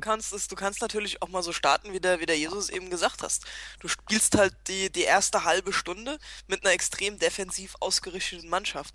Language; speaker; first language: German; native; German